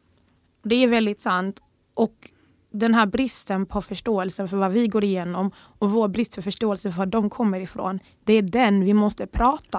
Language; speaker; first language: Swedish; early bilingual, other home language; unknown